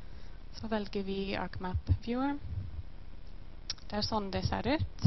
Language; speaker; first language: Norwegian; non-native, learner; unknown